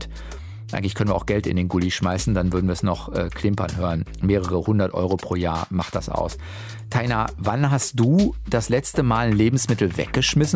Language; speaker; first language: German; native; German